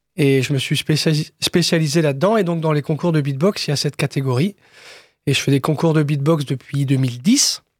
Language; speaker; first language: French; native; French